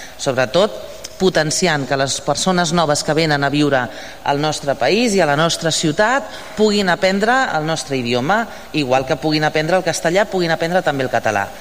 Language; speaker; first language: Catalan; non-native, local second language; Spanish